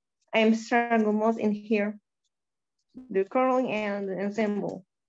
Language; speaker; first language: English; non-native, learner; Indonesian